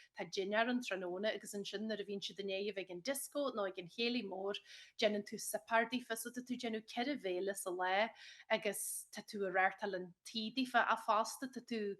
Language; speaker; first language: Irish; native; Irish